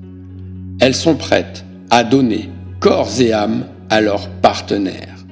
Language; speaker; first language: French; native; French